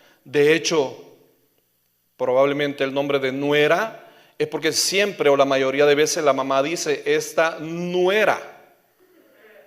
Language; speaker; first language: Spanish; native; Spanish